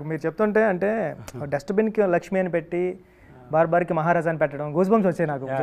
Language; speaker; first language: Telugu; native; Telugu